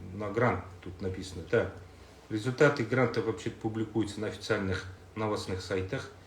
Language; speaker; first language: Russian; non-native, local second language; Kazakh